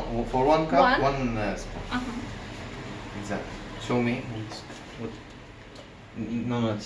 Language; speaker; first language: English; non-native, learner; Turkish